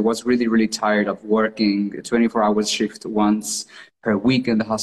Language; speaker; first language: English; non-native, fluent; Spanish